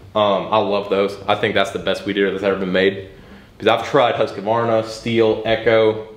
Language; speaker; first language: English; native; English